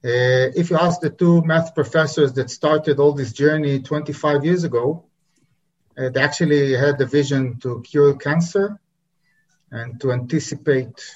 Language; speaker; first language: English; non-native, fluent; Hebrew